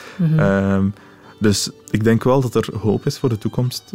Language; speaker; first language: Dutch; early bilingual, other home language; Arabic